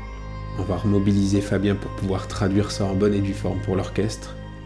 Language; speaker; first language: French; native; French